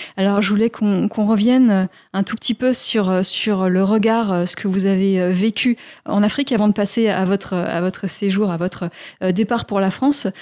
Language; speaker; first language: French; native; French